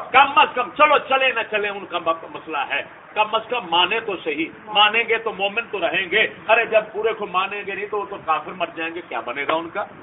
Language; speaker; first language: Urdu; non-native, local second language; Punjabi